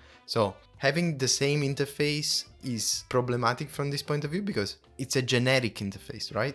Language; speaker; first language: English; non-native, fluent; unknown